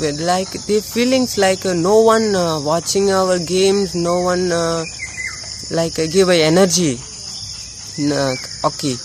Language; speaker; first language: English; non-native, local second language; Tamil